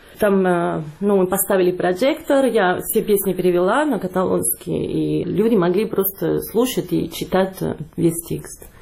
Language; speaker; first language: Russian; non-native, fluent; Catalan